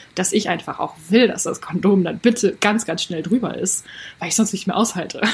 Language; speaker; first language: German; native; German